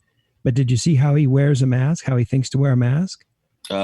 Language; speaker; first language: English; native; English